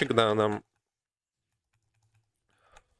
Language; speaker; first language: Russian; native; Russian